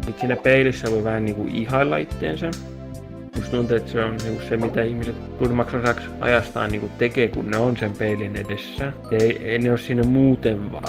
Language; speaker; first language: Finnish; native; Finnish